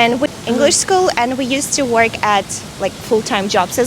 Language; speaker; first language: English; non-native, fluent; Russian